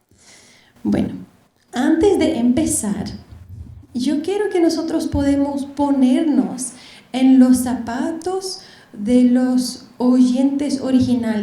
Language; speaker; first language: Spanish; non-native, fluent; Bulgarian